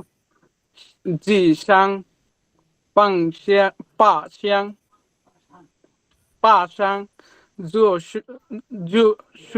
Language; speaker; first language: Chinese; non-native, learner; Bangla